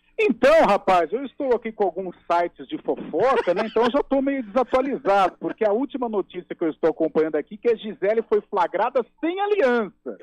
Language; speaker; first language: Portuguese; native; Portuguese